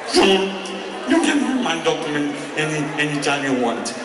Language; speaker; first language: English; non-native, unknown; Serbian